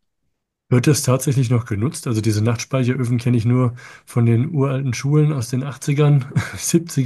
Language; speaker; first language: German; native; German